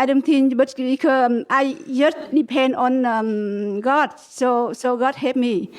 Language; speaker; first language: English; non-native, learner; Vietnamese